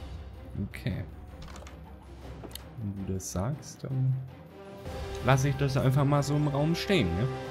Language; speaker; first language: German; native; German